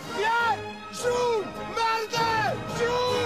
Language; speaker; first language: French; non-native, local second language; Dutch